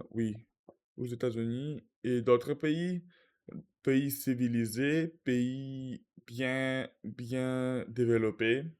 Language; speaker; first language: French; non-native, learner; Russian